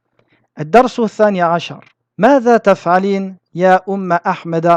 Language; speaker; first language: Arabic; non-native, fluent; French